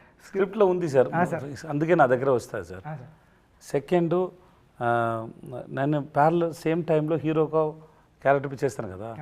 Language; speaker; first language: Telugu; non-native, learner; Tamil